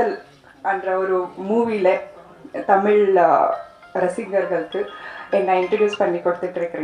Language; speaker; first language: Tamil; non-native, learner; Kannada